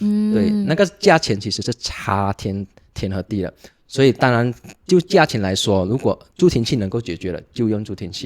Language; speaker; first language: Chinese; non-native, local second language; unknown